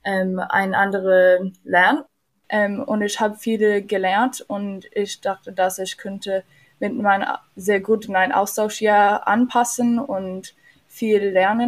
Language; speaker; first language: German; non-native, learner; English